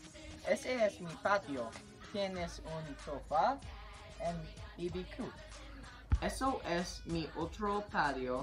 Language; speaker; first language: Spanish; non-native, learner; English